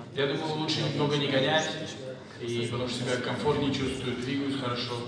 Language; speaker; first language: Russian; non-native, local second language; Uzbek